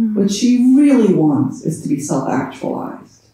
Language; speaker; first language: English; native; English